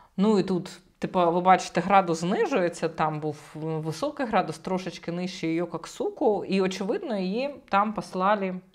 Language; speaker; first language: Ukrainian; non-native, local second language; Russian